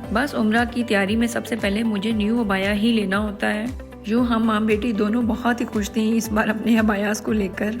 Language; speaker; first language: Urdu; native; Urdu